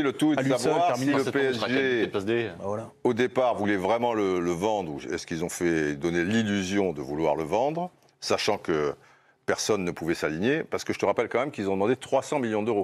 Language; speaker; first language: French; native; French